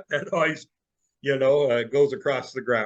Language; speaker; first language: English; native; English